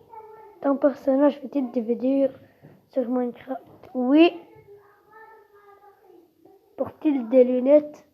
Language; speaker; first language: French; non-native, local second language; Arabic